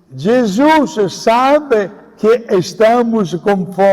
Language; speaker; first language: Portuguese; non-native, fluent; Italian